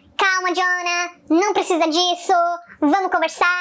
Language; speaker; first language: Portuguese; native; Portuguese